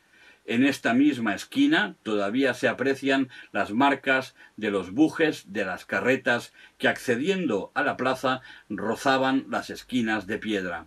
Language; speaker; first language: Spanish; non-native, local second language; Catalan